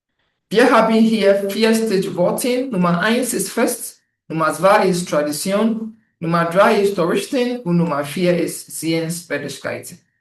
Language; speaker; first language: German; non-native, fluent; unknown